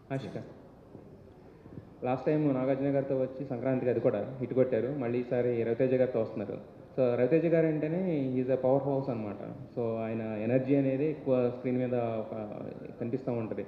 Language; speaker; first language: Telugu; native; Telugu